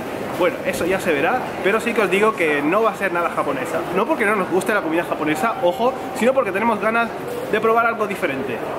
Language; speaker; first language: Spanish; native; Spanish